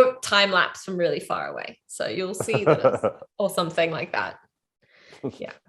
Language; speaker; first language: English; native; English